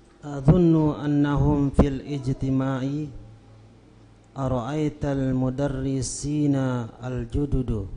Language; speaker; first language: Arabic; non-native, learner; Indonesian